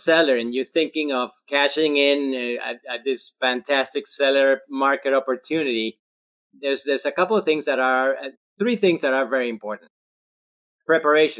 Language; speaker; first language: English; non-native, fluent; Spanish